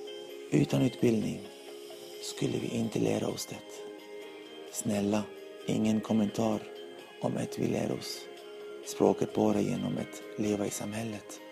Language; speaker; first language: Swedish; non-native, learner; Arabic